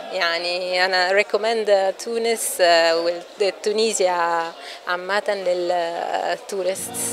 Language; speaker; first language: Arabic; non-native, fluent; Italian